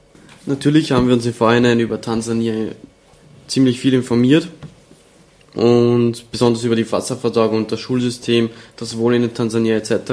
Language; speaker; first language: German; native; German